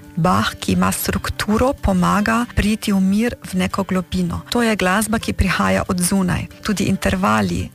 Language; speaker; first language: Slovenian; early bilingual, heritage; Slovenian